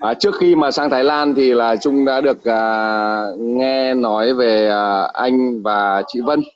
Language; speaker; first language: Vietnamese; native; Vietnamese